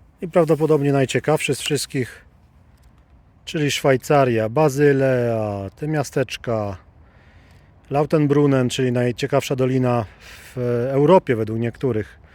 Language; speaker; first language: Polish; native; Polish